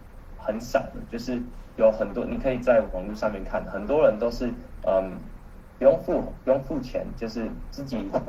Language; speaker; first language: Chinese; early bilingual, heritage; Chinese